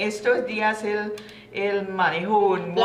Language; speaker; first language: Spanish; non-native, learner; English